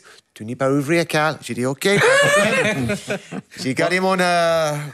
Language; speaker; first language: French; non-native, learner; English